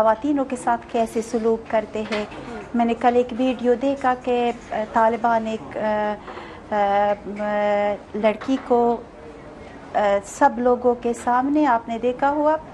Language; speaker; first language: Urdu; non-native, fluent; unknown